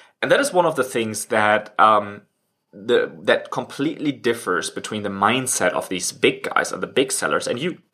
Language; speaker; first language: English; non-native, fluent; German